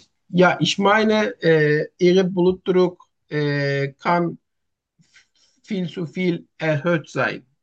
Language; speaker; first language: German; non-native, learner; Turkish